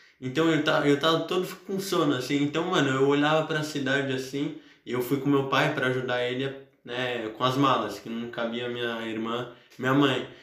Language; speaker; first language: Portuguese; native; Portuguese